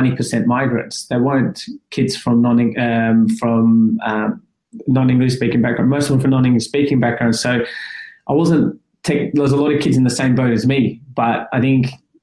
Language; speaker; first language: English; early bilingual, other home language; Persian